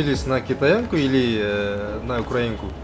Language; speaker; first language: Russian; non-native, local second language; Kazakh